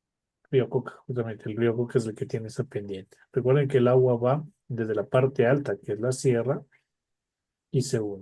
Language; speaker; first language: Spanish; native; Spanish